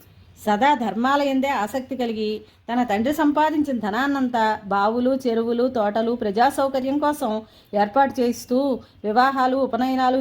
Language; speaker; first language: Telugu; native; Telugu